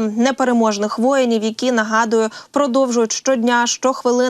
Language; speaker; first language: Ukrainian; native; Ukrainian